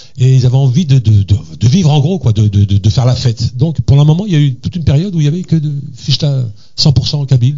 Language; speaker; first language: French; native; French